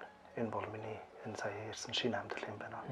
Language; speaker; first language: Mongolian; non-native, learner; German